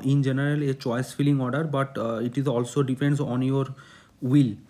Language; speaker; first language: English; non-native, local second language; Bangla